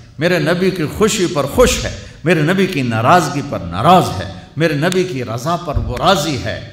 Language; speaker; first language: Urdu; non-native, local second language; Punjabi